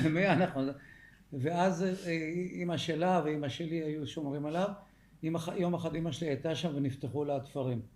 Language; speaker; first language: Hebrew; early bilingual, other home language; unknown